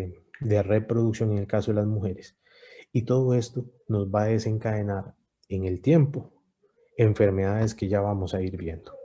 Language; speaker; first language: Spanish; native; Spanish